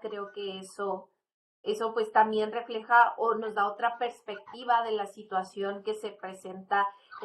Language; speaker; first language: Spanish; native; Spanish